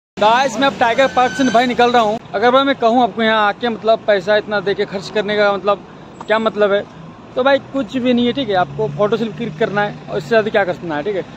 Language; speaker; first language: Hindi; native; Hindi